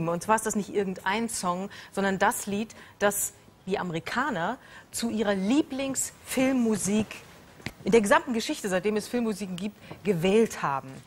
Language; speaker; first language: German; native; German